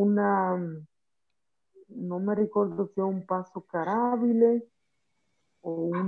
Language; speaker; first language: Italian; non-native, fluent; Spanish